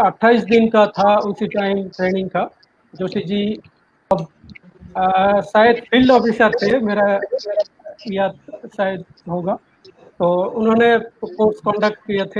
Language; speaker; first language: Hindi; non-native, local second language; Bangla